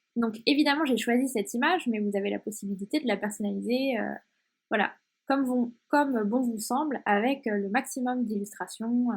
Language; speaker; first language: French; native; French